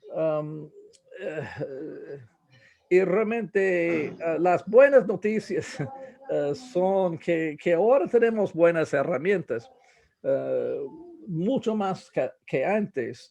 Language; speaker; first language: Spanish; non-native, fluent; English